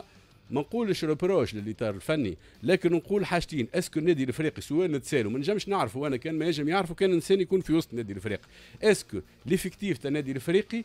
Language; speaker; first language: Arabic; native; Arabic